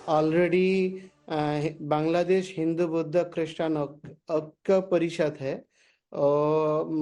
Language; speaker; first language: Hindi; non-native, learner; Bangla